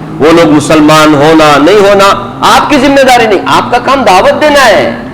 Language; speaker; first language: Urdu; native; Urdu